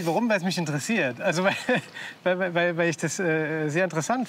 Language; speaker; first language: German; native; German